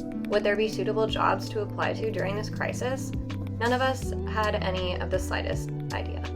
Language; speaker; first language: English; native; English